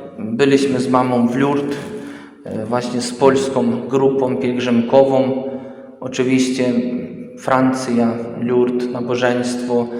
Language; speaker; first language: Polish; early bilingual, heritage; Polish